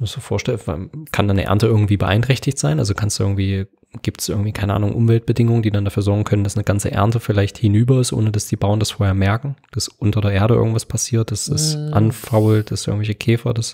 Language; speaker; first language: German; native; German